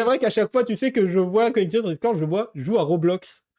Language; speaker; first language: French; native; French